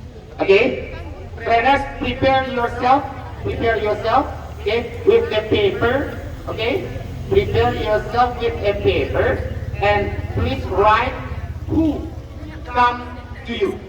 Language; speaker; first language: English; non-native, learner; Indonesian